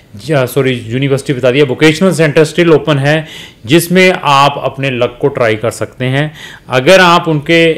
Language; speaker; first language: Hindi; native; Hindi